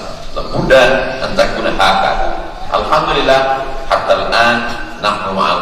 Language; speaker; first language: Arabic; non-native, fluent; Indonesian